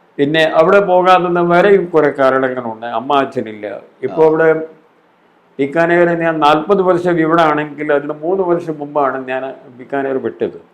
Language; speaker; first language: Malayalam; non-native, fluent; Hindi